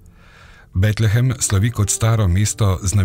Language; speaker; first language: Slovenian; native; Slovenian